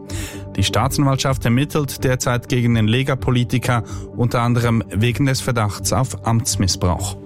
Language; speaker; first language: German; native; German